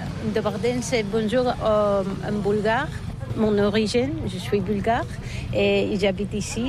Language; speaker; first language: French; non-native, learner; Bulgarian